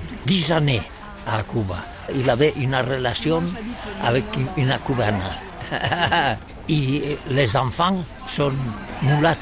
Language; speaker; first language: French; non-native, learner; Catalan